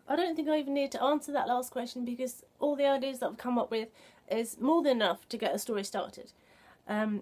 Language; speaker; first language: English; native; English